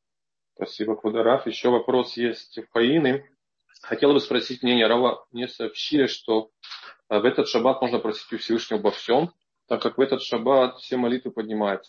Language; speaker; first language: Russian; native; Russian